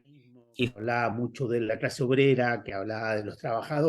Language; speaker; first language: Spanish; native; Spanish